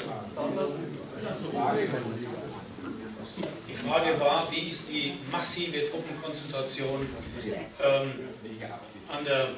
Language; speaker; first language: German; native; German